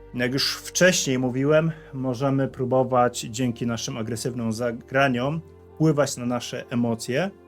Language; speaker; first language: Polish; native; Polish